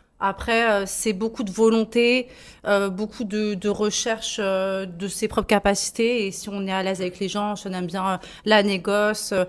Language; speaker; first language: French; native; French